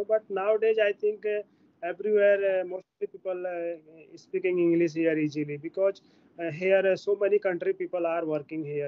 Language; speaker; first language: English; non-native, learner; Hindi